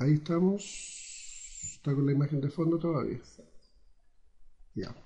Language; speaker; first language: Spanish; native; Spanish